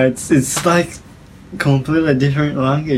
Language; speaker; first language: English; non-native, fluent; Japanese